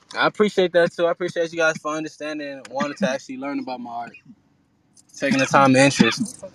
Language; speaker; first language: English; early bilingual, other home language; Haitian Creole